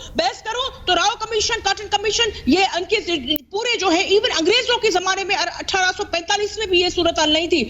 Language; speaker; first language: Urdu; non-native, local second language; Sindhi